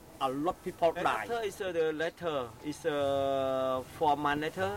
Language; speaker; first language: English; non-native, learner; Khmer